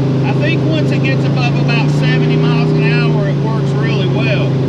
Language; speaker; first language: English; native; English